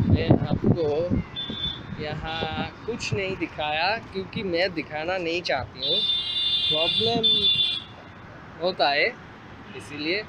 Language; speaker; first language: Hindi; non-native, learner; Bangla